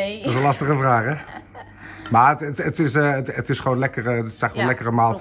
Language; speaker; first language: Dutch; native; Dutch